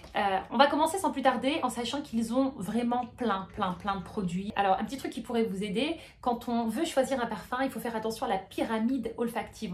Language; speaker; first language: French; native; French